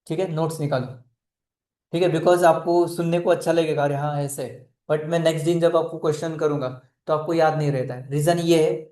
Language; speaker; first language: Hindi; non-native, local second language; Marathi